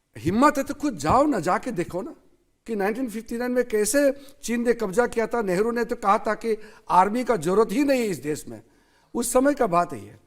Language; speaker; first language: Hindi; non-native, local second language; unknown